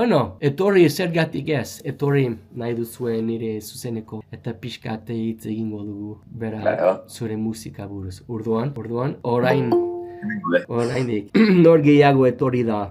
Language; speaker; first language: Basque; non-native, learner; English